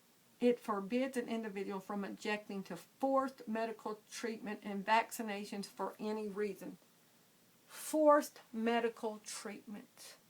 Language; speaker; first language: English; native; English